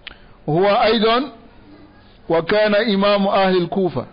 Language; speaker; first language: Arabic; non-native, fluent; Dyula